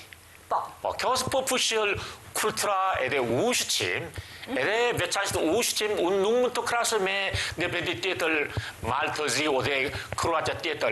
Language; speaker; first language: Albanian; non-native, learner; Korean